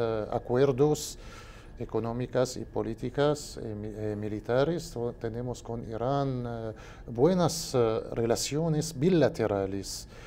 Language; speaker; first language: Spanish; non-native, learner; Arabic